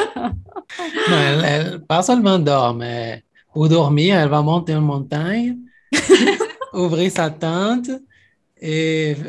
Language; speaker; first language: French; non-native, fluent; Portuguese